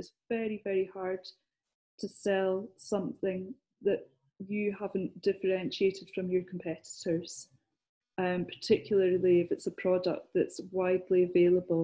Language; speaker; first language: English; native; English